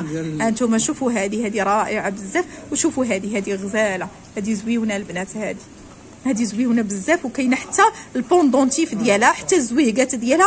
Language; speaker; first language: Arabic; native; Arabic